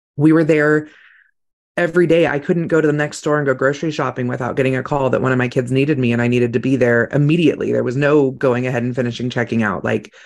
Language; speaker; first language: English; native; English